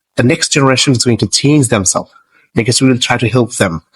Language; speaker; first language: English; non-native, local second language; Bangla